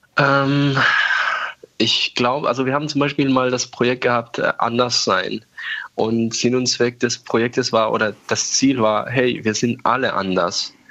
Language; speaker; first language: German; non-native, fluent; Persian